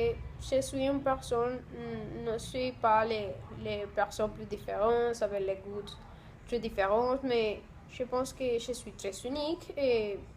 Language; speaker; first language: French; non-native, learner; Spanish